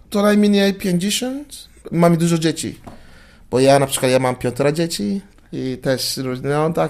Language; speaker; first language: Polish; non-native, learner; English